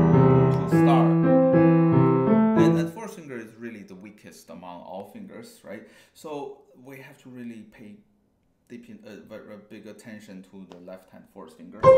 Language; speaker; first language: English; non-native, fluent; Chinese